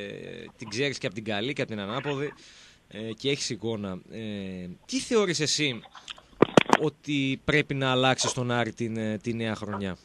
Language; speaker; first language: Greek; native; Greek